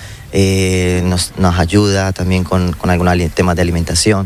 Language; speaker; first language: Spanish; native; Spanish